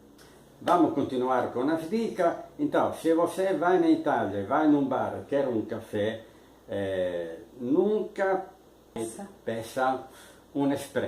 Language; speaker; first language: Portuguese; non-native, fluent; Italian